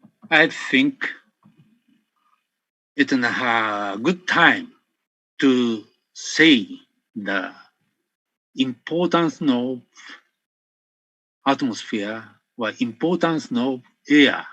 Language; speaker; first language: English; non-native, fluent; Japanese